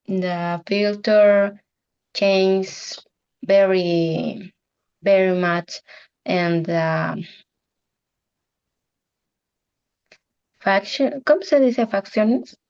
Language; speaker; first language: English; non-native, learner; Spanish